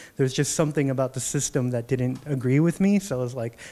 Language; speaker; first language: English; native; English